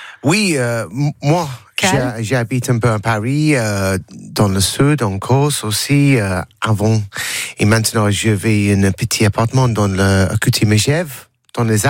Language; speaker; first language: French; non-native, learner; English